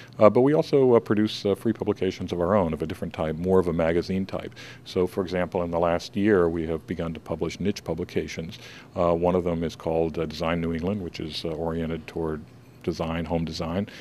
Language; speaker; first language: English; native; English